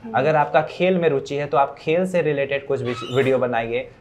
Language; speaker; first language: Hindi; native; Hindi